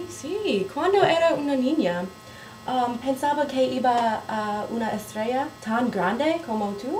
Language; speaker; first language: Spanish; non-native, learner; English